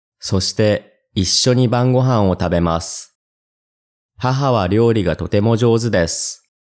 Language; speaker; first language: Japanese; non-native, learner; English